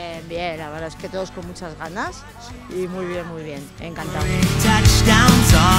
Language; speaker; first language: Spanish; native; Spanish